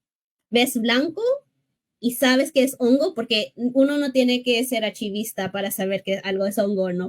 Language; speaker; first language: Spanish; early bilingual, heritage; English